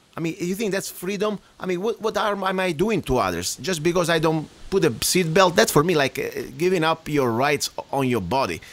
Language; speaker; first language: English; non-native, fluent; Italian